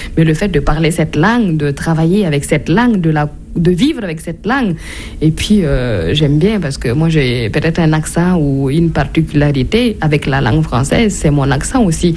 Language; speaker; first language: French; non-native, local second language; Mossi